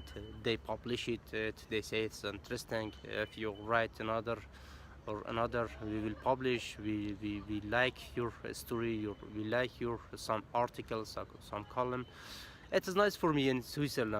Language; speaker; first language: English; non-native, learner; Persian